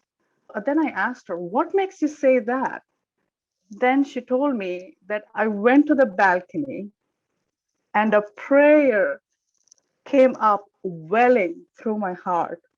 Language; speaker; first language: English; non-native, local second language; Tamil